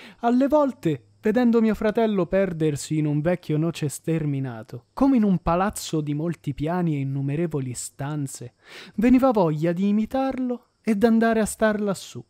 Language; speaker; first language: Italian; native; Italian